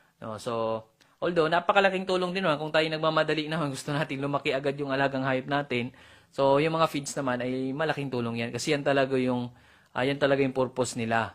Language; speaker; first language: Filipino; non-native, local second language; Cebuano